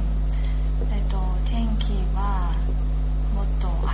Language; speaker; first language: Japanese; non-native, learner; Chinese